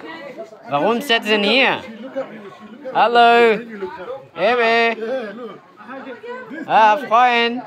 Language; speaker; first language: German; non-native, learner; Arabic